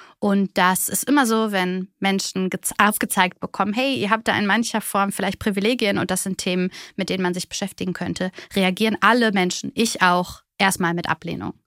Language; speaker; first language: German; early bilingual, other home language; Bulgarian